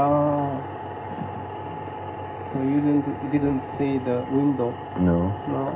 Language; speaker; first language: English; non-native, learner; Japanese